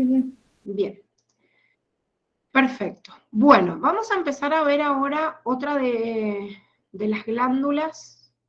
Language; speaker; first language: Spanish; native; Spanish